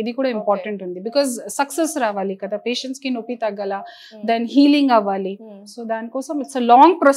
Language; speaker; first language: Telugu; non-native, fluent; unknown